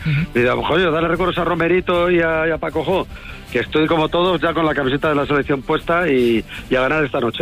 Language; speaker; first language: Spanish; native; Spanish